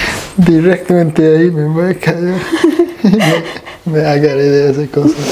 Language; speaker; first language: Spanish; non-native, learner; English